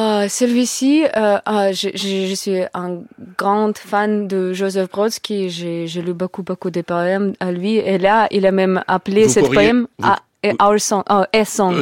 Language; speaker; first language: French; non-native, learner; Russian